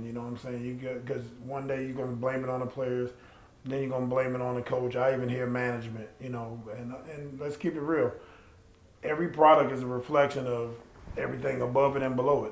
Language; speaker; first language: English; native; English